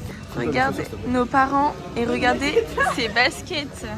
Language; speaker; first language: French; native; French